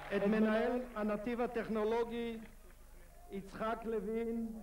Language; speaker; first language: Hebrew; native; Hebrew